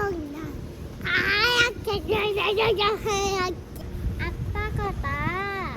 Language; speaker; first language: Korean; early bilingual, heritage; Korean